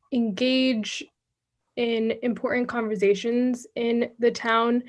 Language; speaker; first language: English; native; English